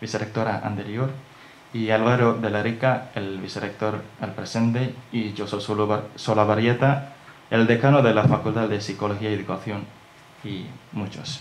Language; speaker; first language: Spanish; non-native, learner; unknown